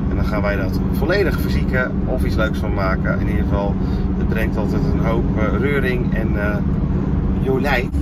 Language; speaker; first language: Dutch; native; Dutch